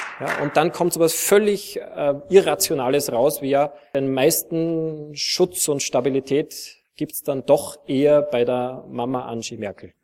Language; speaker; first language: German; native; German